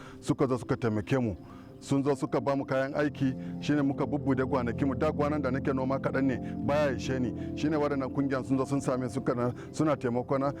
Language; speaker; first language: Hausa; non-native, local second language; Kanuri